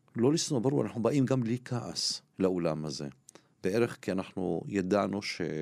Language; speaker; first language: Hebrew; non-native, local second language; Arabic